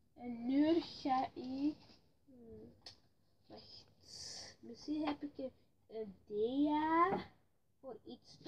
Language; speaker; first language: Dutch; early bilingual, other home language; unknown